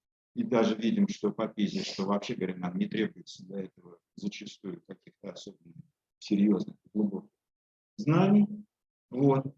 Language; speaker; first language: Russian; native; Russian